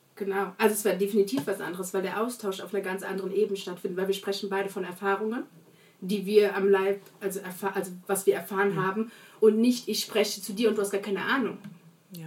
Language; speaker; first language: German; early bilingual, other home language; Portuguese